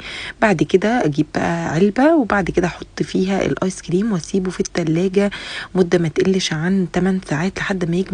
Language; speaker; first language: Arabic; native; Arabic